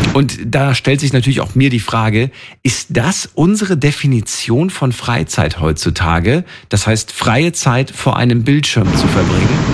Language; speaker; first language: German; native; German